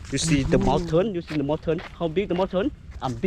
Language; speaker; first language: English; non-native, learner; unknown